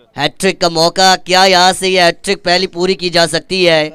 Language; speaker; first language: Hindi; non-native, local second language; Marathi